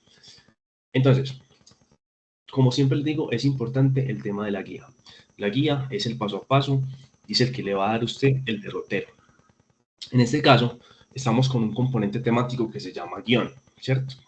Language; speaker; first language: Spanish; native; Spanish